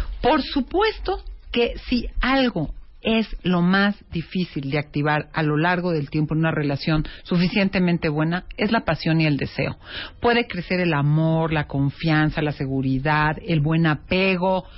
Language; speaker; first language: Spanish; native; Spanish